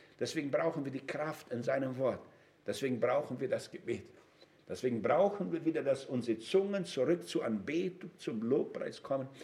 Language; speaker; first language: German; non-native, fluent; Portuguese